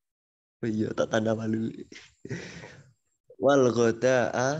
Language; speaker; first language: Arabic; non-native, learner; Indonesian